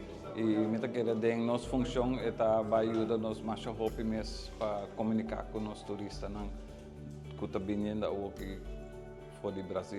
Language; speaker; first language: Portuguese; non-native, learner; Papiamento